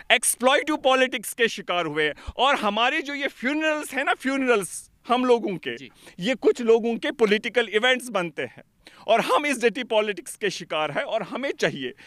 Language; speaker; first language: Hindi; non-native, local second language; Kashmiri